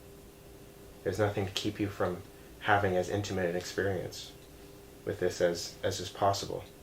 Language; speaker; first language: English; native; English